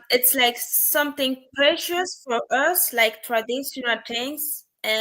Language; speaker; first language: English; non-native, learner; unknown